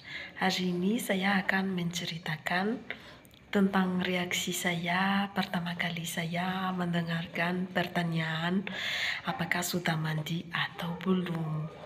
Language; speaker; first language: Indonesian; non-native, fluent; Malagasy